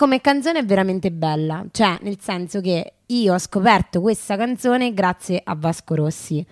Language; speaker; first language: Italian; native; Italian